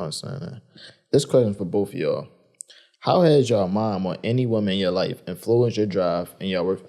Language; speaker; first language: English; native; English